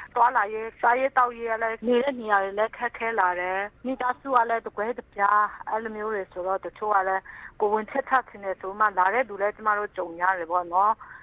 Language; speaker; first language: Burmese; non-native, local second language; Kachin